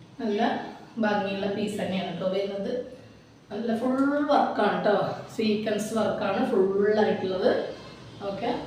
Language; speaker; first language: Malayalam; native; Malayalam